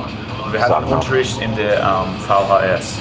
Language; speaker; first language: German; non-native, fluent; English